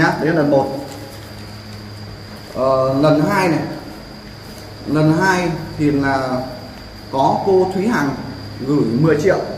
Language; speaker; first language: Vietnamese; native; Vietnamese